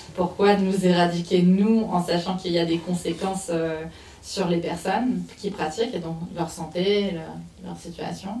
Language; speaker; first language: French; native; French